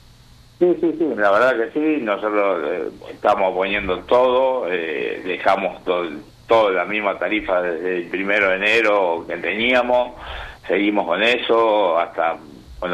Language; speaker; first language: Spanish; native; Spanish